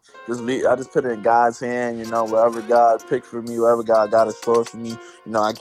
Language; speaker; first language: English; native; English